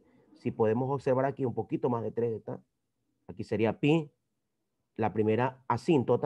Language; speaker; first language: Spanish; native; Spanish